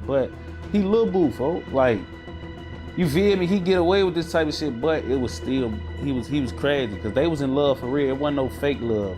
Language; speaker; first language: English; native; English